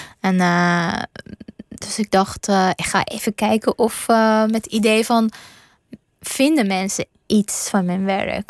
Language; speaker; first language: Dutch; non-native, fluent; Persian